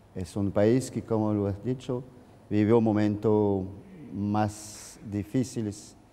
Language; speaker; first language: Spanish; non-native, fluent; French